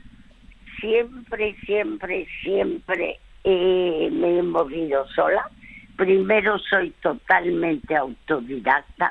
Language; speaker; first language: Spanish; early bilingual, other home language; French